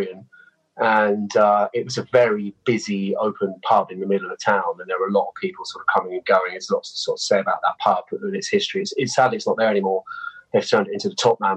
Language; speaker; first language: English; native; English